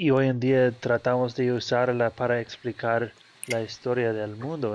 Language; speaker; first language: Spanish; non-native, fluent; Portuguese